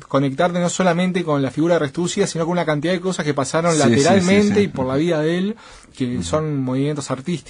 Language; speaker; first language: Spanish; native; Spanish